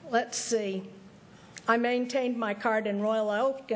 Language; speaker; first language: English; native; English